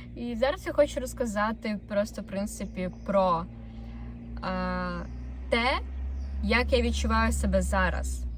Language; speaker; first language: Ukrainian; non-native, local second language; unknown